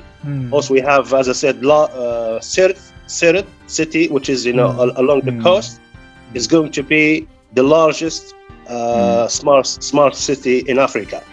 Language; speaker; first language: English; non-native, fluent; Arabic